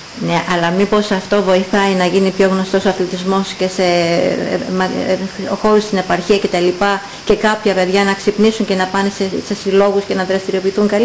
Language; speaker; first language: Greek; native; Greek